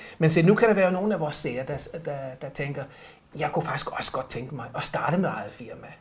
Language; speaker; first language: Danish; native; Danish